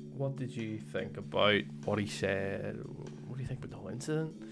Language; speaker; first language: English; native; English